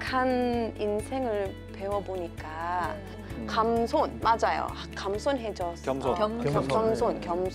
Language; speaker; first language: Korean; non-native, learner; English